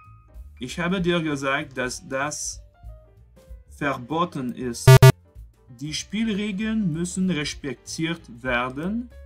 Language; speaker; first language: German; non-native, fluent; French